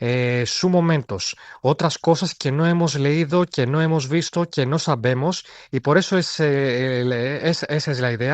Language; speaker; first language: Spanish; non-native, fluent; Greek